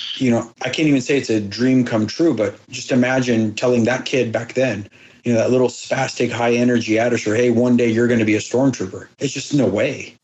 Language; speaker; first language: English; early bilingual, other home language; Persian